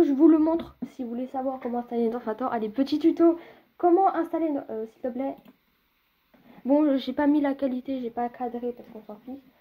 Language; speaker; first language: French; native; French